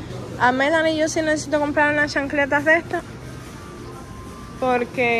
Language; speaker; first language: Spanish; native; Spanish